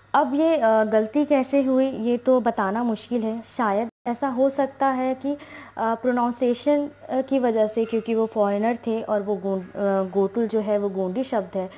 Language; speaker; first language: Hindi; native; Hindi